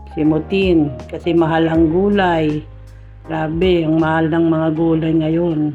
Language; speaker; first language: Filipino; non-native, local second language; Iloko